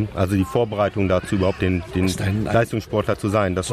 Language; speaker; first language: German; native; German